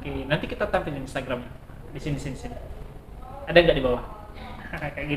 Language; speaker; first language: Indonesian; native; Indonesian